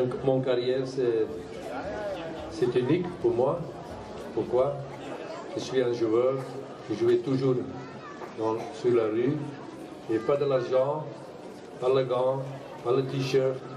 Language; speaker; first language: French; non-native, local second language; Dutch